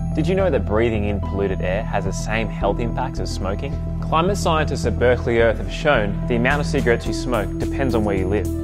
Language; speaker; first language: English; native; English